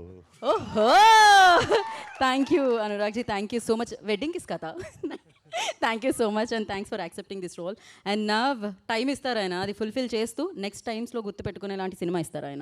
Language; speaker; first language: Telugu; native; Telugu